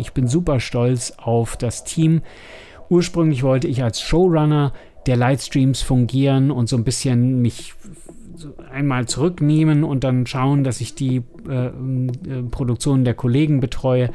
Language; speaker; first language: German; native; German